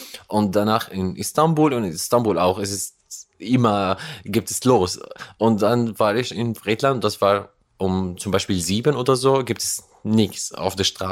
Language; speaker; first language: German; non-native, learner; Arabic